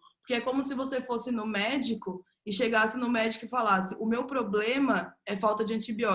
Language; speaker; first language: Portuguese; native; Portuguese